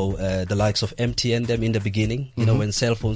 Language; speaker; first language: English; non-native, local second language; Southern Sotho